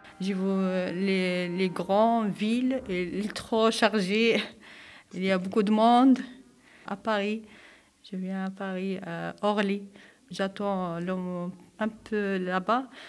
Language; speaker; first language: French; non-native, local second language; Kabyle